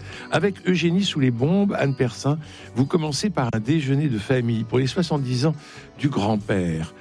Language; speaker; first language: French; native; French